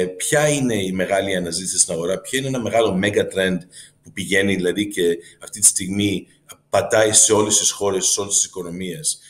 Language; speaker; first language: Greek; early bilingual, heritage; Greek